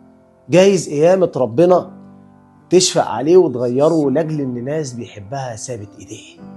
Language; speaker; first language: Arabic; native; Arabic